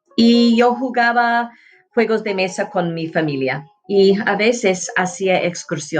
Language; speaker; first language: Spanish; non-native, fluent; English